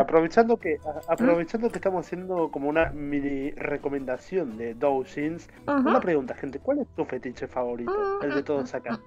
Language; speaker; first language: Spanish; native; Spanish